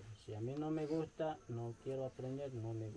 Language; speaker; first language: Spanish; non-native, local second language; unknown